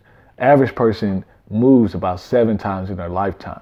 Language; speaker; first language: English; native; English